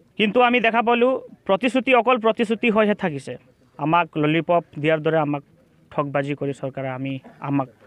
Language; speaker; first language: Assamese; non-native, local second language; Sadri